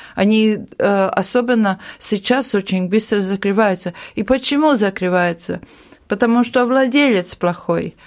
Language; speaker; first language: Russian; non-native, local second language; Latvian